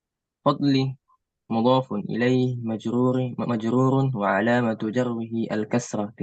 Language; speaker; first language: Arabic; non-native, learner; Indonesian